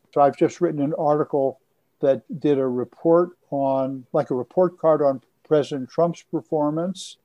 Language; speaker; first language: English; native; English